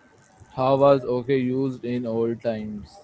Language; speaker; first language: English; non-native, learner; Urdu